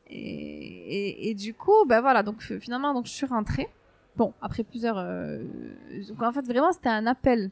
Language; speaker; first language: French; non-native, local second language; Arabic